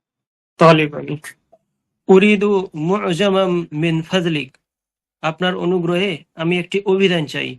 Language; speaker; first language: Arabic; non-native, learner; Bangla